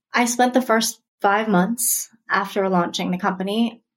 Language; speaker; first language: English; early bilingual, other home language; Russian